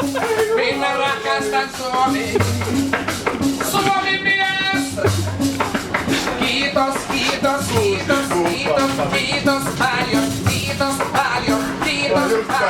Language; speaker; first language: Finnish; non-native, learner; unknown